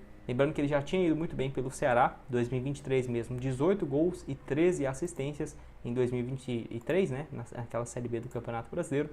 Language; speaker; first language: Portuguese; native; Portuguese